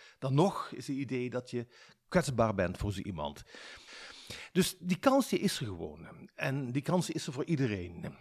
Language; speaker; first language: Dutch; native; Dutch